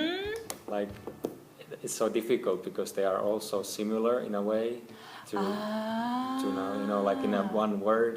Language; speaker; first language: English; non-native, fluent; Finnish